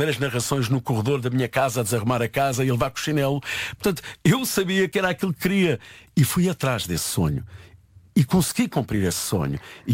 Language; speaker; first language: Portuguese; native; Portuguese